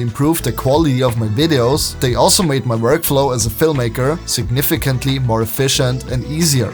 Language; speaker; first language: English; non-native, fluent; German